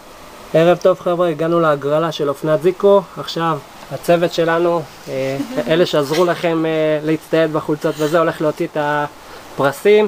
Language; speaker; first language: Hebrew; native; Hebrew